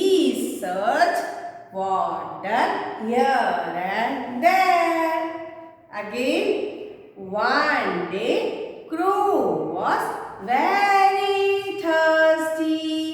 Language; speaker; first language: English; non-native, local second language; Hindi